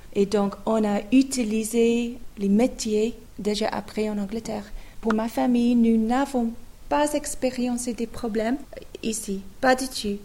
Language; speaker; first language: French; non-native, fluent; English